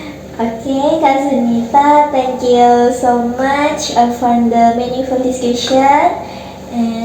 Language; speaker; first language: English; non-native, learner; Indonesian